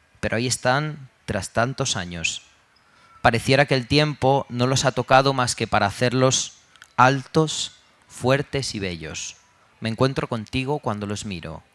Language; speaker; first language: Spanish; early bilingual, other home language; Romanian